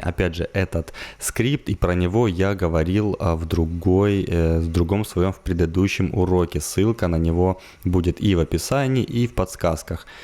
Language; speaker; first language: Russian; native; Russian